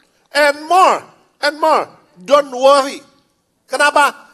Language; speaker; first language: English; non-native, learner; Indonesian